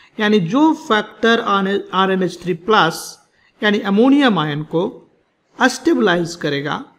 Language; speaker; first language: Hindi; native; Hindi